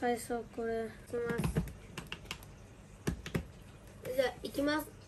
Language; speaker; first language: Japanese; early bilingual, other home language; Russian